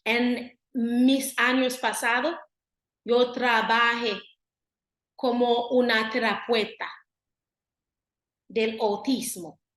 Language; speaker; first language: Spanish; non-native, learner; Haitian Creole